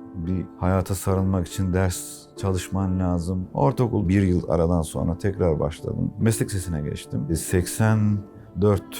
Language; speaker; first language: Turkish; native; Turkish